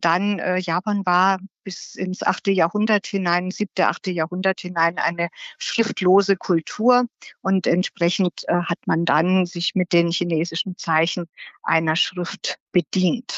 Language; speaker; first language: German; native; German